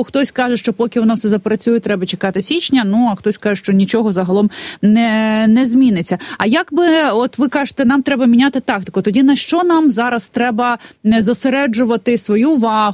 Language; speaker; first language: Ukrainian; native; Ukrainian